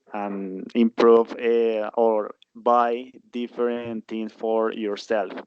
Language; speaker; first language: English; non-native, learner; Spanish